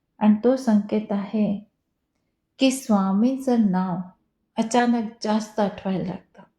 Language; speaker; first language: Marathi; non-native, local second language; Hindi